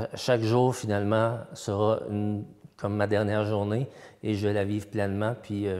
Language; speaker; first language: French; native; French